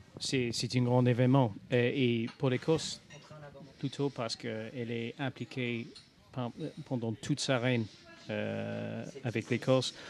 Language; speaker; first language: French; non-native, fluent; English